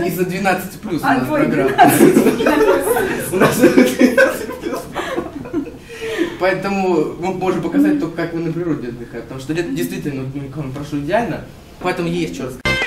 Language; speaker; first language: Russian; native; Russian